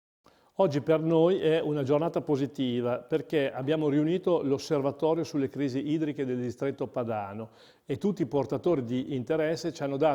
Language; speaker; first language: Italian; native; Italian